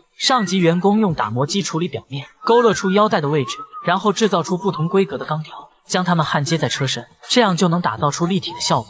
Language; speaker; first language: Chinese; native; Chinese